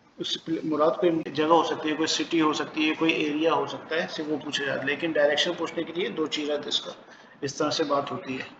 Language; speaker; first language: Urdu; native; Urdu